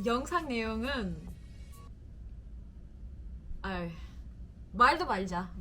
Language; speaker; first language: Korean; non-native, fluent; English